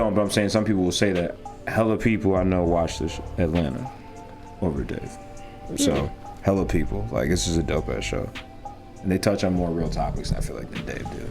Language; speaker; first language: English; native; English